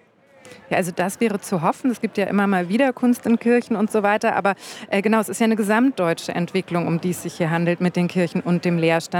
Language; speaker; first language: German; native; German